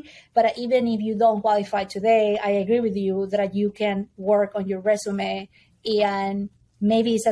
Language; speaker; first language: English; non-native, fluent; Spanish